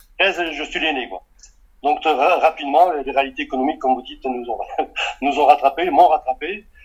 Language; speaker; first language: French; early bilingual, other home language; Portuguese